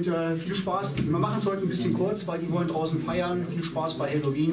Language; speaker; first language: German; native; German